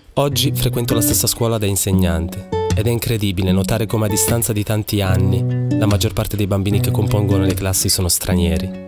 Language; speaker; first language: Italian; early bilingual, other home language; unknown